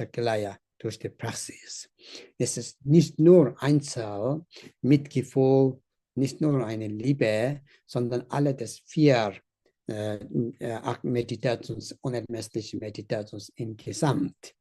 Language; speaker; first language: German; non-native, learner; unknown